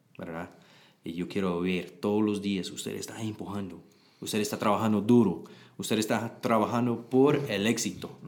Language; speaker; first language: Spanish; non-native, learner; English